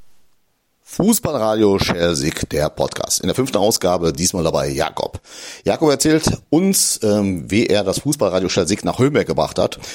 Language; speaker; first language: German; native; German